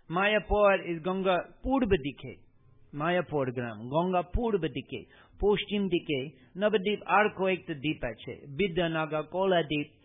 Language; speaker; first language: Bangla; non-native, fluent; English